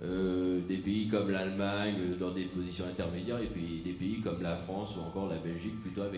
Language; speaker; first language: French; native; French